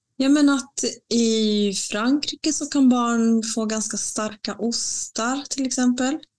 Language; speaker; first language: Swedish; non-native, fluent; Spanish